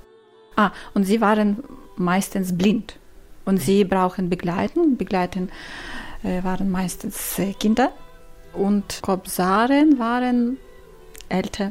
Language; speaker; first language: German; non-native, learner; Ukrainian